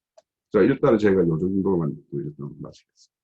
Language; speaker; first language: Korean; native; Korean